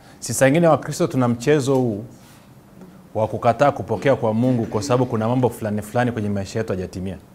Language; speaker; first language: Swahili; native; Swahili